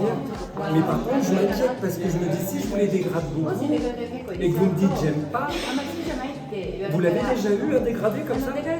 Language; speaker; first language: French; native; French